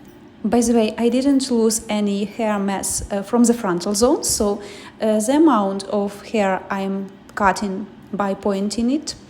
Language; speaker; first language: English; non-native, fluent; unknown